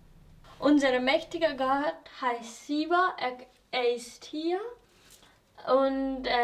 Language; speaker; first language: German; non-native, fluent; Nepali